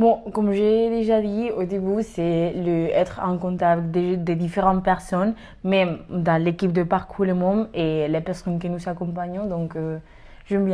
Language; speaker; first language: French; non-native, learner; Spanish